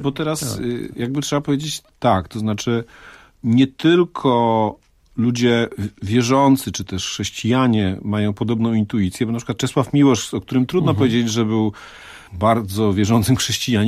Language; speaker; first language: Polish; native; Polish